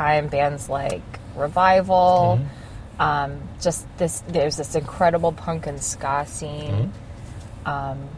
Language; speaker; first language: English; native; English